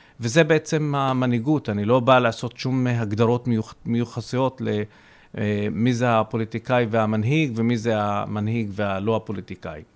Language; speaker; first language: Hebrew; non-native, local second language; Arabic